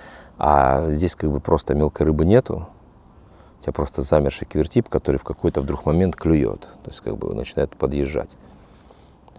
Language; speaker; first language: Russian; native; Russian